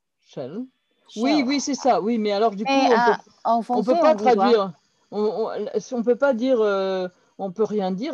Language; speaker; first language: French; native; French